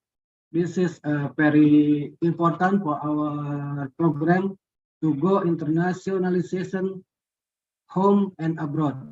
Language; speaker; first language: English; non-native, learner; Indonesian